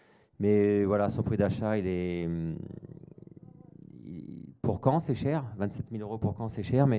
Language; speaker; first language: French; native; French